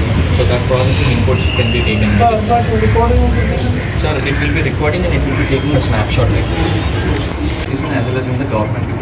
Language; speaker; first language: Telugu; native; Telugu